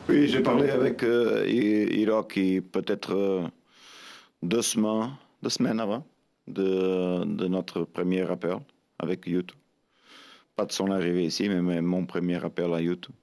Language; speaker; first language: French; non-native, fluent; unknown